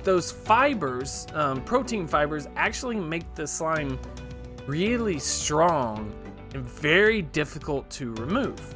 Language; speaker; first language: English; native; English